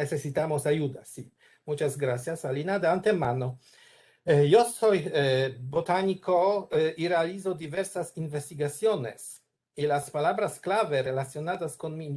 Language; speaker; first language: Spanish; non-native, learner; Polish